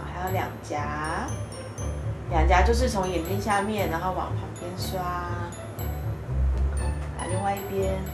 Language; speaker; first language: Chinese; native; Chinese